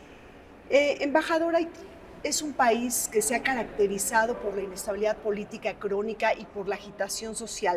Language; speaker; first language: Spanish; native; Spanish